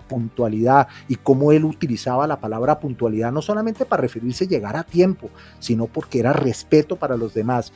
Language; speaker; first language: Spanish; native; Spanish